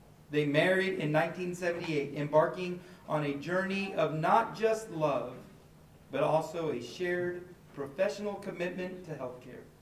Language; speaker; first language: English; native; English